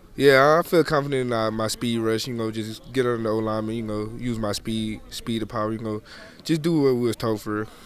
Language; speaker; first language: English; native; English